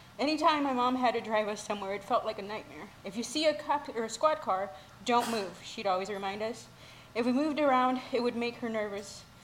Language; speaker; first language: English; early bilingual, other home language; Spanish